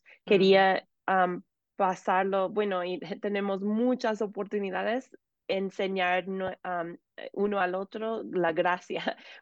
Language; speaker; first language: Spanish; non-native, fluent; English